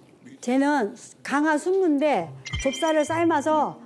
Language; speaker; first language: Korean; native; Korean